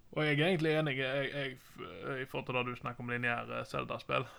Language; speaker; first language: Norwegian; native; Norwegian